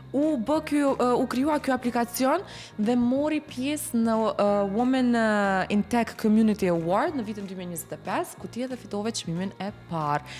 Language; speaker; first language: Albanian; native; Albanian